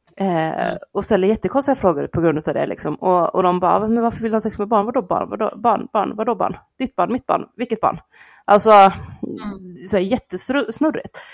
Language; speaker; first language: Swedish; native; Swedish